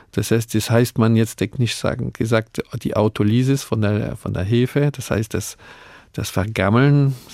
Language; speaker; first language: German; non-native, local second language; Swiss German